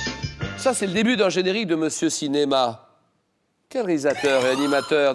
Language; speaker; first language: French; native; French